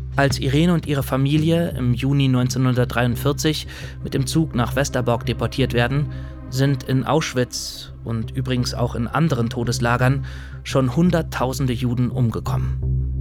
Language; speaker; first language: German; native; German